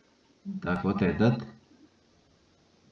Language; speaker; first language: Russian; non-native, fluent; Spanish